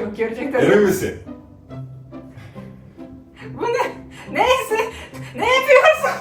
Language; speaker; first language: Turkish; non-native, learner; Russian